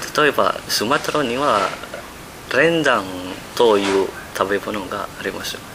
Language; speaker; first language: Japanese; non-native, learner; Indonesian